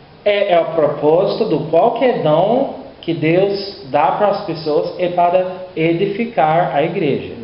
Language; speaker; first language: Portuguese; non-native, learner; English